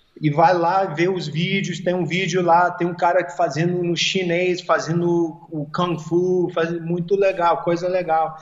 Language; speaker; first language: Portuguese; early bilingual, heritage; English